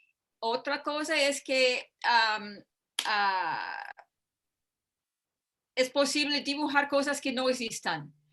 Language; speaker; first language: Spanish; non-native, fluent; English